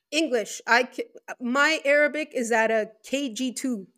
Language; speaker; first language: English; non-native, fluent; Spanish